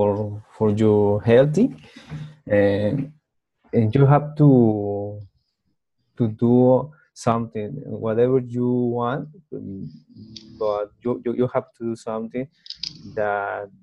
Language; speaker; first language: English; non-native, learner; Spanish